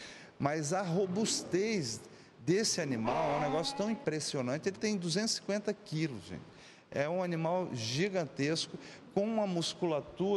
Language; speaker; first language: Portuguese; native; Portuguese